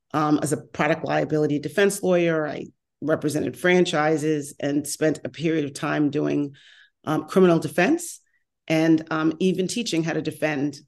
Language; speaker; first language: English; native; English